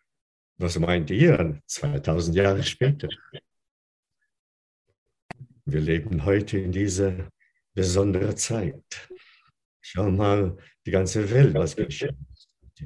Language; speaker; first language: German; non-native, fluent; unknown